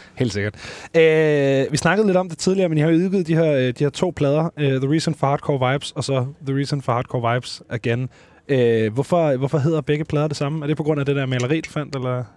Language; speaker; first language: Danish; native; Danish